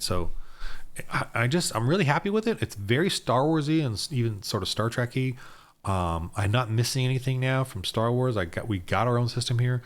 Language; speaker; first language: English; native; English